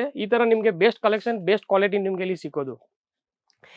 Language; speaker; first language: Kannada; non-native, local second language; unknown